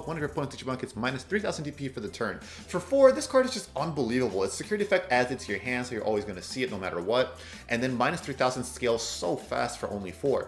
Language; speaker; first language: English; native; English